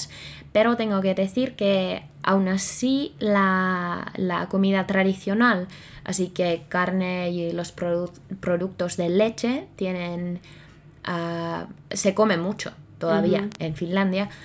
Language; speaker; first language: Spanish; non-native, fluent; Finnish